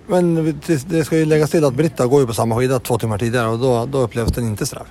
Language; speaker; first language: Swedish; native; Swedish